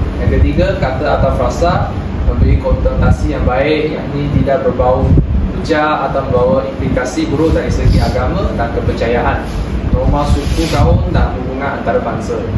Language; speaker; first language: Malay; non-native, local second language; Chinese